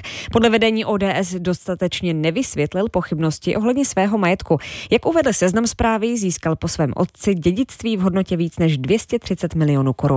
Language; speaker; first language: Czech; native; Czech